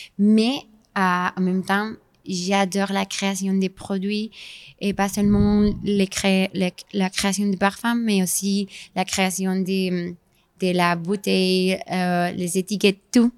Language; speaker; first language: French; non-native, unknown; Spanish